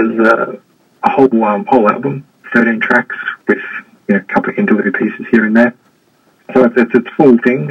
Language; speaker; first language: English; native; English